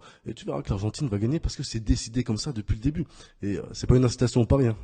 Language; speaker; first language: French; native; French